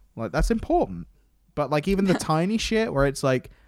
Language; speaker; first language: English; native; English